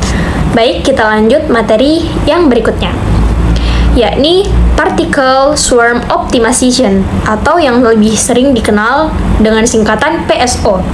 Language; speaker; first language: Indonesian; native; Indonesian